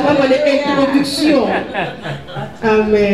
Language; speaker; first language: German; non-native, learner; French